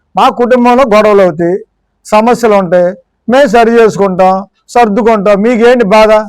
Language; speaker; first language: Telugu; native; Telugu